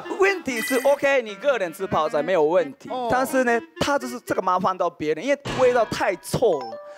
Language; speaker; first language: Chinese; non-native, fluent; Korean